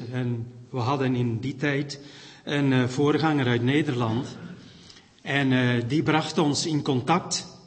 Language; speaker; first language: Dutch; native; Dutch